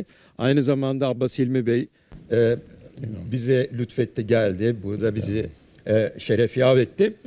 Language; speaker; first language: Turkish; native; Turkish